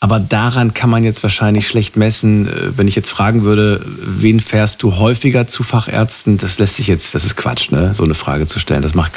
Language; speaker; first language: German; native; German